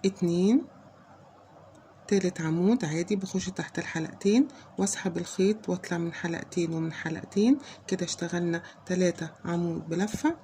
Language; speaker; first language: Arabic; native; Arabic